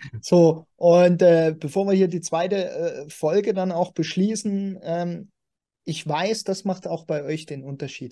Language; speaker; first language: German; native; German